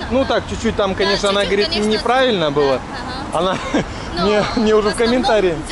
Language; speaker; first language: Russian; native; Russian